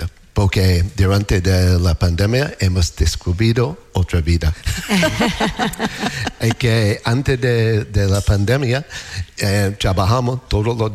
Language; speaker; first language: Spanish; non-native, learner; English